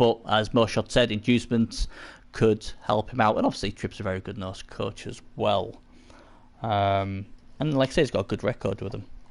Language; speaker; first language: English; native; English